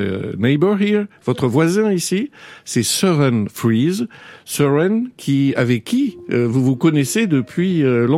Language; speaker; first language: French; native; French